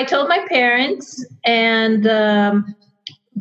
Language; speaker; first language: English; non-native, fluent; Portuguese